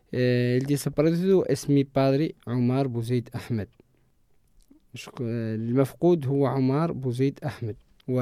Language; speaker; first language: Spanish; non-native, learner; Arabic